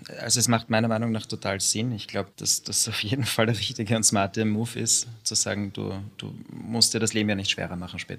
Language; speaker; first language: German; native; German